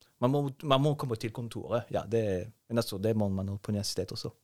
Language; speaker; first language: Norwegian; non-native, fluent; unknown